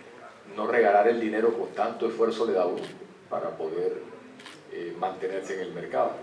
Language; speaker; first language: Spanish; native; Spanish